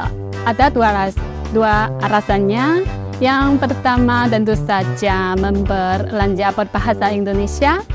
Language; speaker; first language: Indonesian; non-native, learner; Chinese